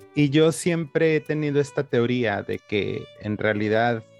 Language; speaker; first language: Spanish; native; Spanish